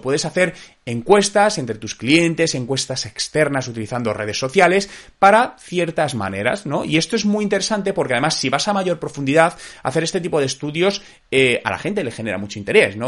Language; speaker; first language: Spanish; native; Spanish